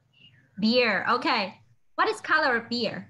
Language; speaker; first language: English; non-native, fluent; Vietnamese